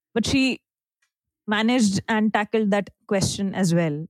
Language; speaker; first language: Hindi; non-native, local second language; Marathi